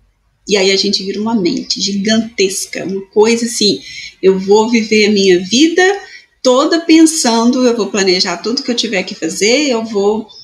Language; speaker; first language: Portuguese; native; Portuguese